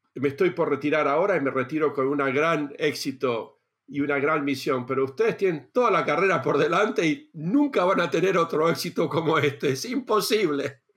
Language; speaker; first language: Spanish; native; Spanish